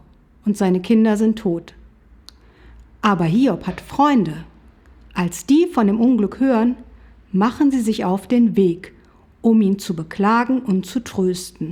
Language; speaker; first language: German; native; German